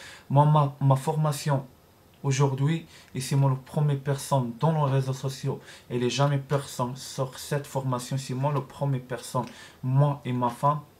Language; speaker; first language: French; non-native, learner; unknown